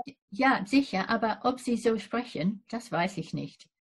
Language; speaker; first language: German; non-native, fluent; English